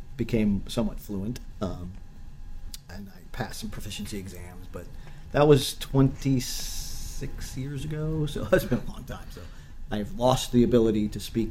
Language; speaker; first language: English; native; English